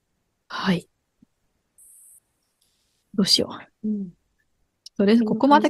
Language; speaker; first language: Japanese; non-native, fluent; German